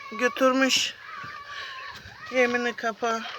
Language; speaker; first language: Turkish; non-native, learner; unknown